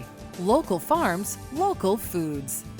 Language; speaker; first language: English; native; English